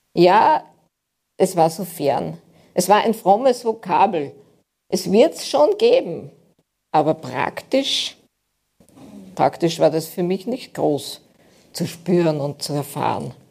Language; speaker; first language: German; native; German